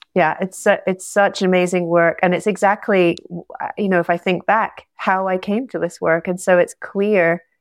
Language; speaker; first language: English; native; English